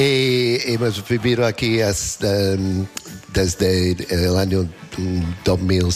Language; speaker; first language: Spanish; non-native, learner; English